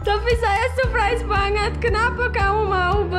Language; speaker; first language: Indonesian; non-native, learner; English